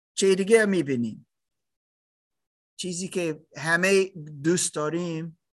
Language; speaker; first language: Persian; non-native, learner; German